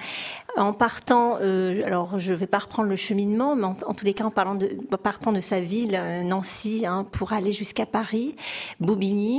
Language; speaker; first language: French; native; French